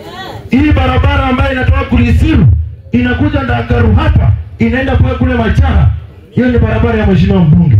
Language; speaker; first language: Swahili; non-native, local second language; Luyia